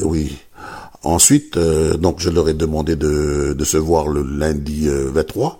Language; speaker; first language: French; native; French